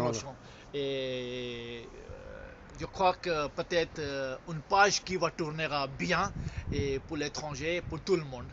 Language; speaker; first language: French; non-native, fluent; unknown